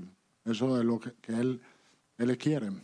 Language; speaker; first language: Portuguese; non-native, learner; Italian